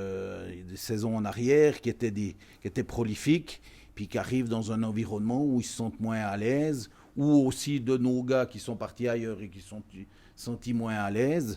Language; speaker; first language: French; native; French